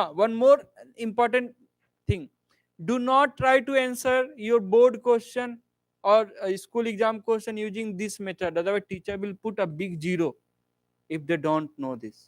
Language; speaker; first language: English; non-native, local second language; Hindi